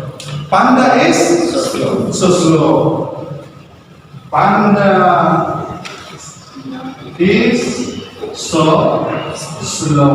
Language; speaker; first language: English; non-native, learner; Indonesian